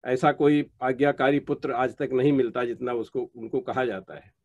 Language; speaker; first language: Hindi; native; Hindi